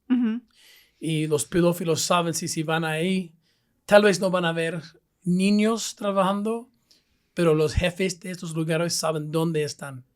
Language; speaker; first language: Spanish; non-native, fluent; English